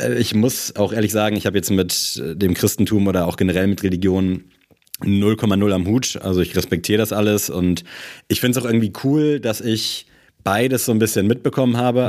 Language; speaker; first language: German; native; German